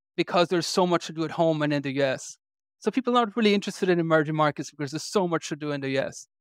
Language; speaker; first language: English; non-native, fluent; German